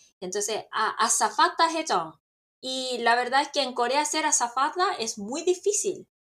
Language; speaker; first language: Spanish; non-native, fluent; Korean